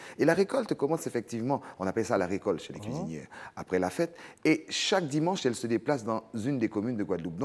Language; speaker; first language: French; native; French